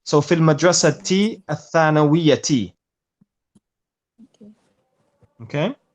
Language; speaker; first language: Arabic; non-native, fluent; English